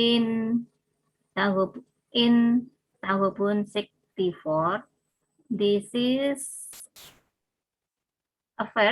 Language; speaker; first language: English; non-native, learner; Indonesian